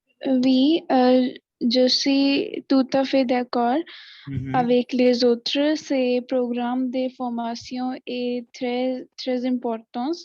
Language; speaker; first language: French; non-native, learner; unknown